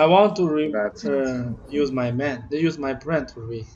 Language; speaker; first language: English; non-native, learner; Vietnamese